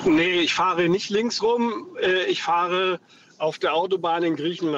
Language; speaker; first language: German; non-native, fluent; Greek